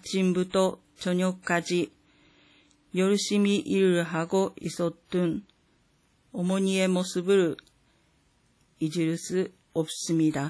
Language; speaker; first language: Korean; non-native, fluent; Japanese